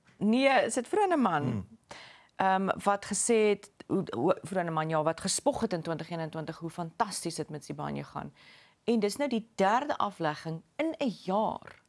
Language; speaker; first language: Afrikaans; native; Afrikaans